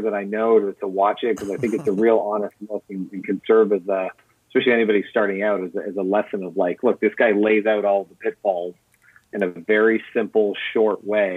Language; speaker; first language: English; native; English